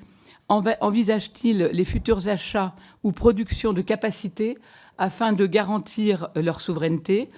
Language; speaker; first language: French; native; French